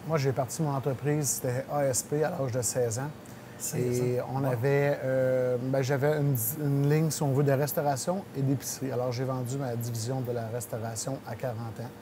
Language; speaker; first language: French; native; French